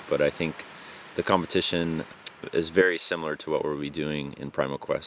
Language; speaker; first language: English; native; English